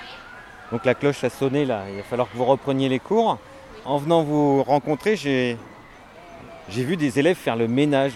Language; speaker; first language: French; native; French